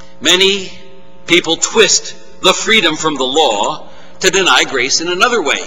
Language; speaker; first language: English; native; English